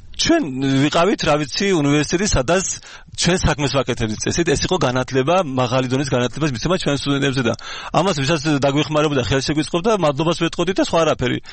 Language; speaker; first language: Georgian; early bilingual, heritage; Georgian